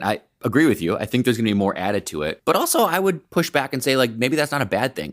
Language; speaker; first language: English; native; English